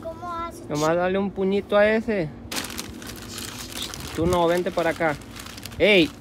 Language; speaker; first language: Spanish; native; Spanish